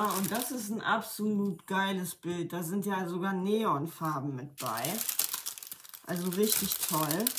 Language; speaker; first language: German; native; German